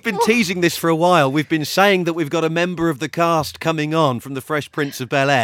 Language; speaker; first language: English; native; English